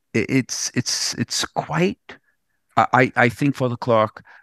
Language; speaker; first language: English; native; English